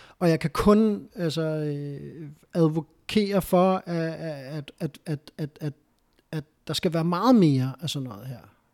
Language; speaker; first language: Danish; early bilingual, other home language; Spanish